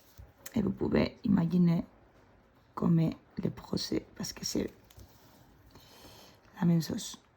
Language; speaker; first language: French; non-native, fluent; Spanish